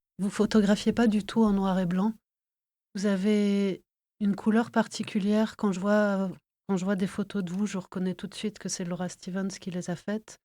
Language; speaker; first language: French; native; French